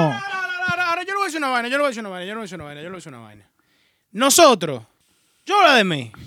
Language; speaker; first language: Spanish; native; Spanish